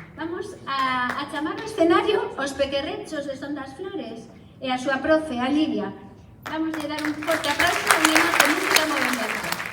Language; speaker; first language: Galician; non-native, local second language; Spanish